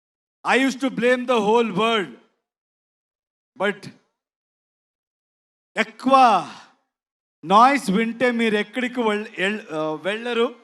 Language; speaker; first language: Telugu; non-native, learner; Kannada